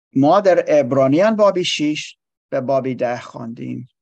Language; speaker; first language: Persian; non-native, learner; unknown